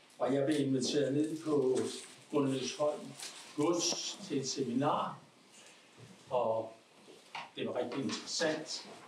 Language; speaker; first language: Danish; native; Danish